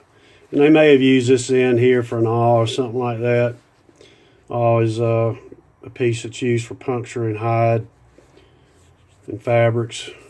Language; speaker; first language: English; native; English